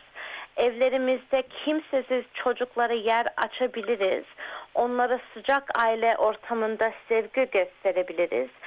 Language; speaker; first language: Turkish; early bilingual, heritage; Turkish